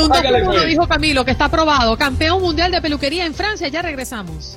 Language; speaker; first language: Spanish; native; Spanish